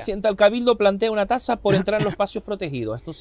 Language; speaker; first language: Spanish; native; Spanish